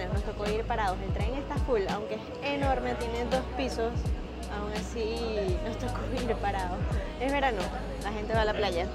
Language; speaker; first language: Spanish; native; Spanish